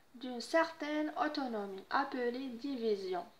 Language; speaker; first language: French; non-native, local second language; Arabic